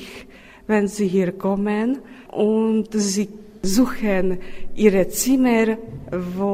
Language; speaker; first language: German; non-native, learner; Czech